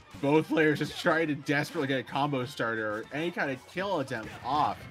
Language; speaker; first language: English; native; English